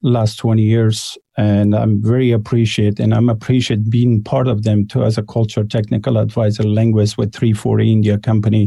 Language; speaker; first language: English; non-native, fluent; Persian